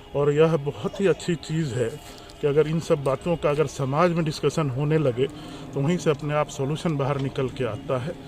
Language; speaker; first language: Hindi; native; Hindi